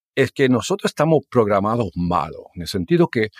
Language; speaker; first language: Spanish; early bilingual, heritage; Spanish